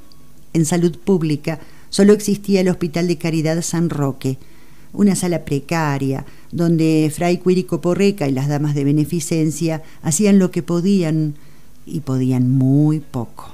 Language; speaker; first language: Spanish; native; Spanish